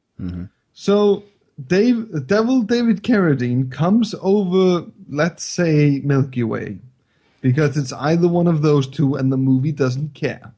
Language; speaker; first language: English; non-native, fluent; Icelandic